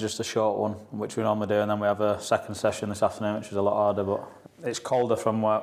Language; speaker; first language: English; native; English